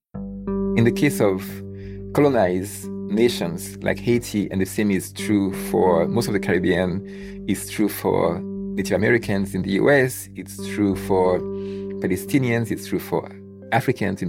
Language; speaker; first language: English; non-native, fluent; Haitian Creole